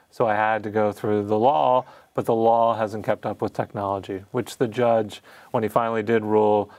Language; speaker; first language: English; native; English